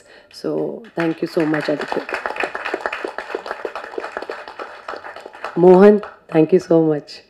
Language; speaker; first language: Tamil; non-native, fluent; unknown